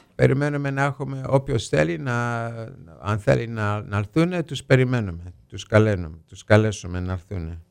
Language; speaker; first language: Greek; early bilingual, heritage; Greek